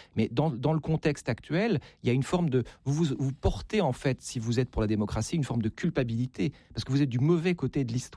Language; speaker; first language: French; native; French